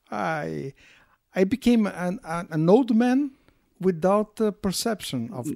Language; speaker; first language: English; non-native, learner; Portuguese